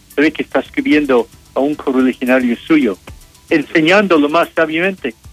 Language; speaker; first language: Spanish; non-native, fluent; English